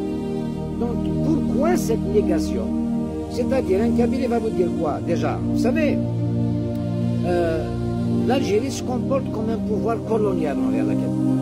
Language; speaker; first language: French; non-native, local second language; Kabyle